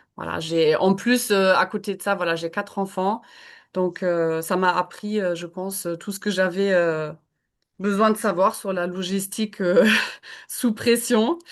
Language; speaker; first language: French; non-native, fluent; German